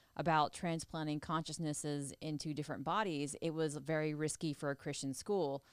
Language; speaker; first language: English; native; English